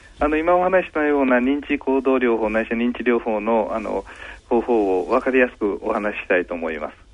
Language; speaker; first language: Japanese; native; Japanese